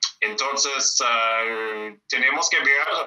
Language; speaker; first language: Spanish; non-native, fluent; English